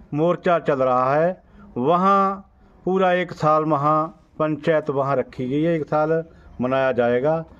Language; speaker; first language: Hindi; non-native, local second language; Punjabi